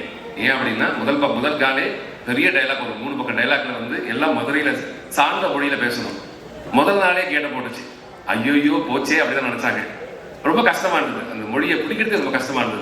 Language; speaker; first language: Tamil; native; Tamil